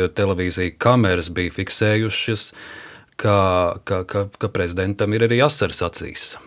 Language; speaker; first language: Latvian; native; Latvian